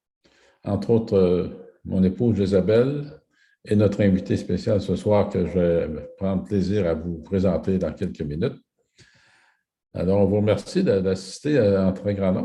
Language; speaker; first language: French; native; French